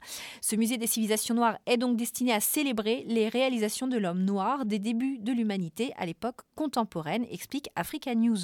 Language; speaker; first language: French; native; French